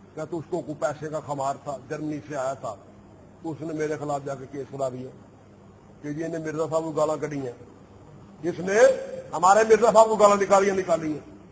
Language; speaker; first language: Urdu; non-native, local second language; Punjabi